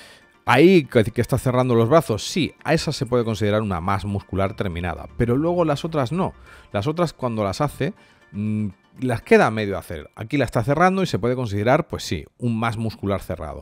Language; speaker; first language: Spanish; native; Spanish